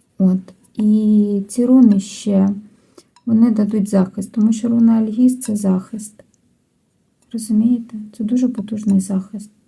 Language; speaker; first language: Ukrainian; non-native, local second language; Russian